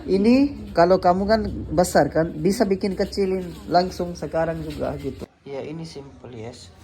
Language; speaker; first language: Indonesian; non-native, learner; Urdu